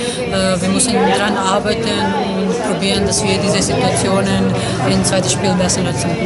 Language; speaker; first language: German; non-native, fluent; Serbian